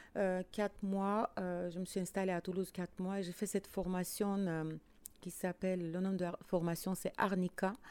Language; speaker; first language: French; non-native, fluent; Armenian